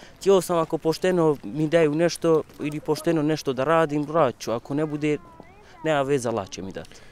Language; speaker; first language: Croatian; non-native, learner; Kurdish